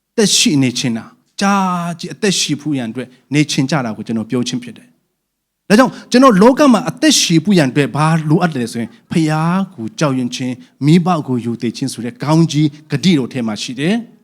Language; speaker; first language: Burmese; non-native, local second language; Hakha Chin